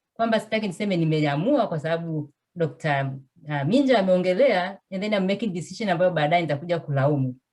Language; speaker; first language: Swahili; native; Swahili